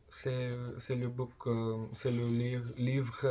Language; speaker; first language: French; non-native, learner; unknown